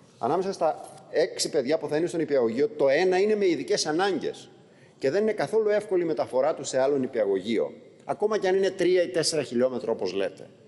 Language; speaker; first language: Greek; native; Greek